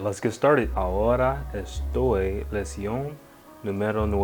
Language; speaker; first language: Spanish; non-native, learner; English